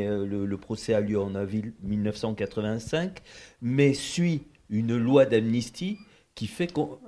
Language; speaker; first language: French; native; French